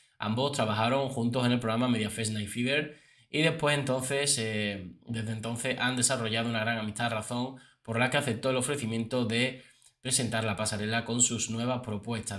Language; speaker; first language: Spanish; native; Spanish